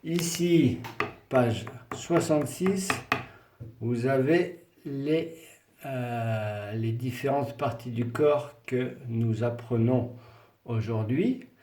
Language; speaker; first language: French; non-native, fluent; Spanish